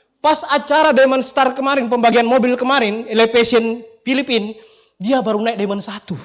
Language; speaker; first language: Indonesian; non-native, local second language; Buginese